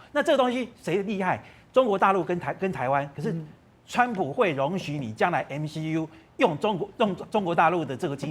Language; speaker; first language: Chinese; native; Chinese